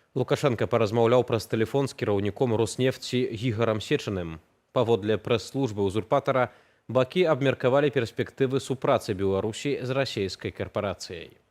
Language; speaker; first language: Belarusian; native; Belarusian